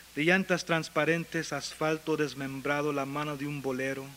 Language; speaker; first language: Spanish; early bilingual, heritage; Spanish